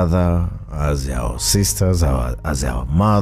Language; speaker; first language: English; non-native, local second language; Swahili